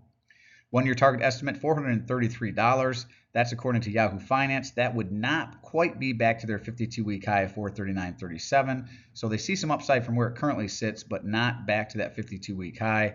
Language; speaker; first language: English; native; English